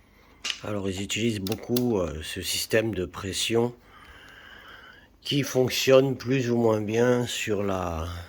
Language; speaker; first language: French; native; French